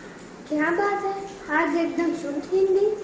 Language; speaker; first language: Hindi; non-native, local second language; Malayalam